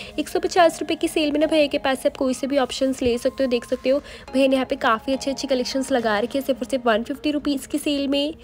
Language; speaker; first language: Hindi; native; Hindi